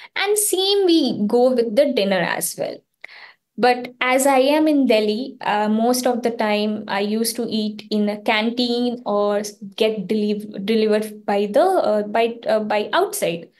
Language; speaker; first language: English; non-native, local second language; Hindi